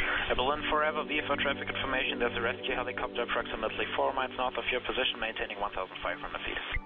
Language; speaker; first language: English; non-native, fluent; German